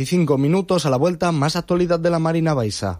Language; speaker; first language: Spanish; native; Spanish